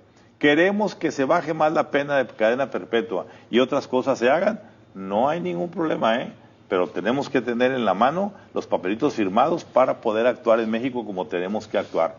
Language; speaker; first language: Spanish; native; Spanish